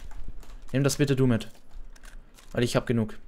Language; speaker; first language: German; native; German